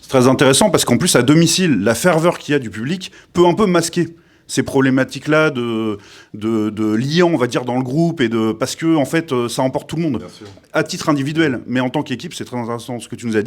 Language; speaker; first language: French; native; French